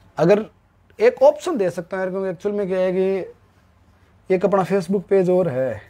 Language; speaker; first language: Hindi; native; Hindi